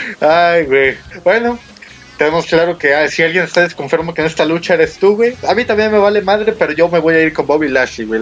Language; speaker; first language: Spanish; native; Spanish